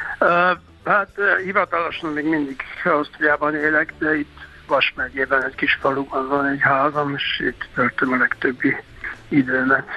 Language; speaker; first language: Hungarian; non-native, fluent; German